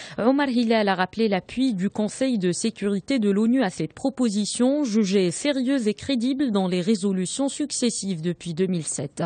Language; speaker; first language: French; non-native, local second language; Arabic